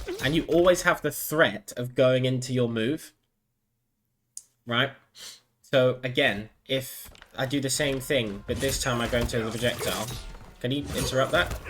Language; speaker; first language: English; native; English